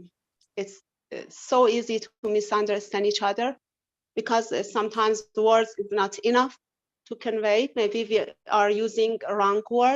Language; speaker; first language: English; non-native, learner; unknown